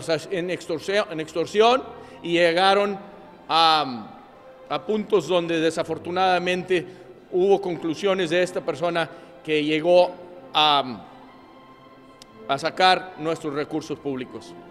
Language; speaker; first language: Spanish; early bilingual, other home language; English